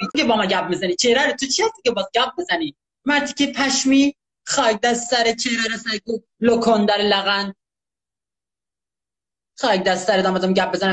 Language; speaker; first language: Persian; native; Persian